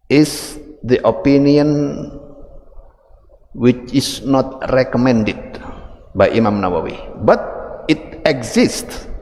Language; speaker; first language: English; non-native, fluent; Indonesian